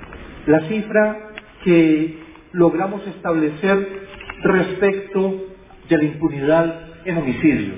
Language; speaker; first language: Spanish; native; Spanish